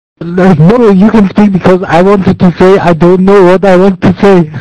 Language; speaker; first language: English; non-native, learner; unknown